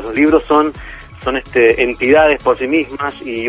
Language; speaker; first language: Spanish; native; Spanish